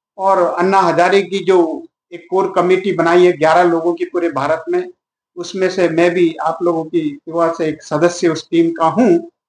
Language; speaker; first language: Hindi; native; Hindi